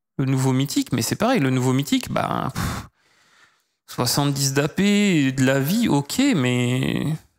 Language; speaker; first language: French; native; French